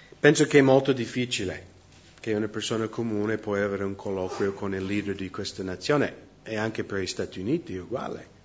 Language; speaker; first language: Italian; non-native, fluent; English